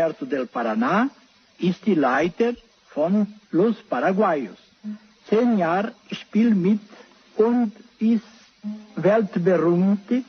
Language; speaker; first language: German; non-native, learner; Spanish